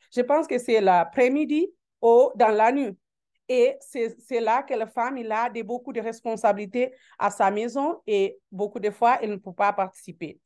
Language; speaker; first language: French; non-native, learner; Portuguese